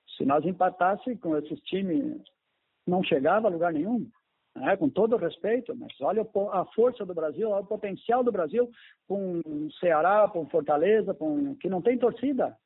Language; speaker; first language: Portuguese; native; Portuguese